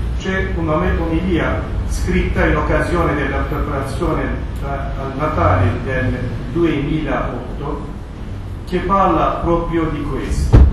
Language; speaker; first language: Italian; non-native, fluent; Turkish